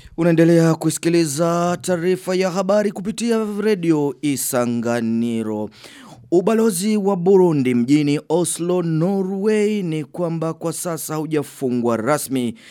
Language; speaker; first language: Swahili; non-native, local second language; Rundi